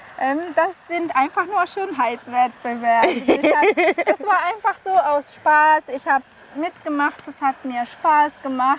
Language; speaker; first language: German; non-native, fluent; Kinyarwanda